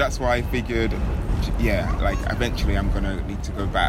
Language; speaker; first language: English; native; English